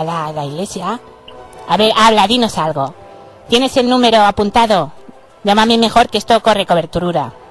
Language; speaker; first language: Spanish; native; Spanish